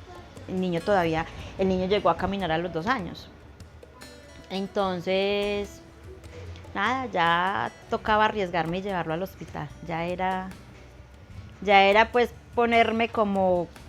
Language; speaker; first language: Spanish; native; Spanish